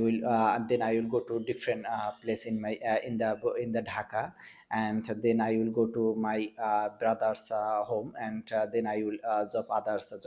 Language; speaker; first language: English; non-native, learner; Bangla